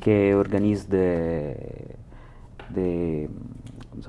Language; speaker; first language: French; non-native, learner; Italian